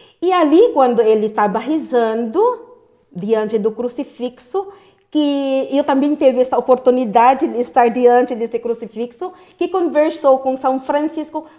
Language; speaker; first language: Portuguese; non-native, fluent; Filipino